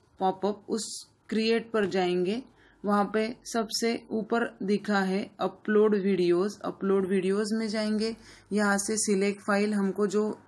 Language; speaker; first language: Hindi; non-native, local second language; Marathi